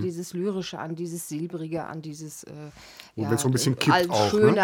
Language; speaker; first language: German; native; German